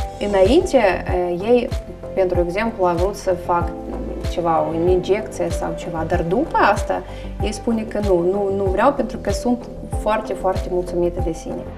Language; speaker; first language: Romanian; non-native, learner; Russian